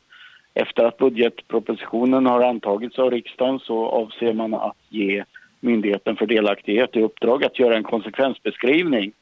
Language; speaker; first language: Swedish; native; Swedish